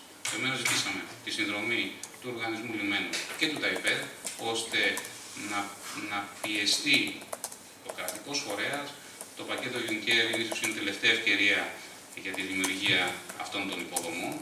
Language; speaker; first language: Greek; native; Greek